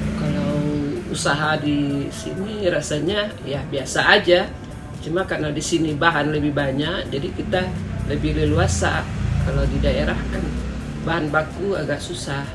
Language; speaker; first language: Indonesian; non-native, local second language; Minangkabau